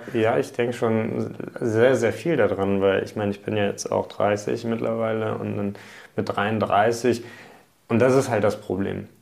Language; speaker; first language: German; early bilingual, other home language; Hungarian